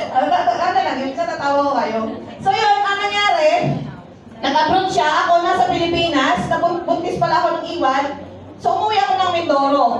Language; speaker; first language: Filipino; native; Filipino